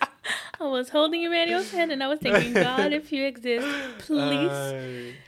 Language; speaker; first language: English; non-native, fluent; Portuguese